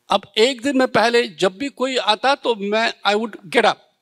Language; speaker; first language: Hindi; native; Hindi